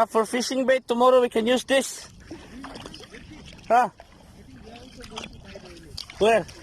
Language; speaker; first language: English; non-native, local second language; Filipino